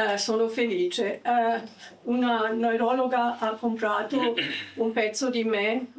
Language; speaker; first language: Italian; non-native, learner; German